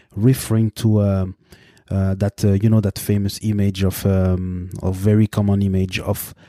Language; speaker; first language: English; non-native, fluent; French